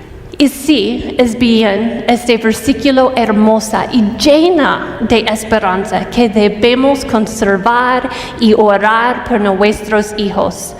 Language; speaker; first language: Spanish; non-native, fluent; English